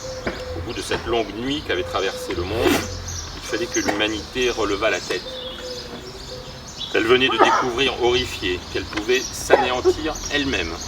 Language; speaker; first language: French; native; French